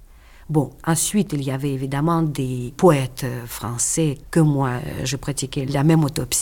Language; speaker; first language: French; non-native, fluent; Russian